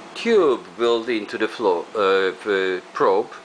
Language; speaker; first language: English; non-native, fluent; Polish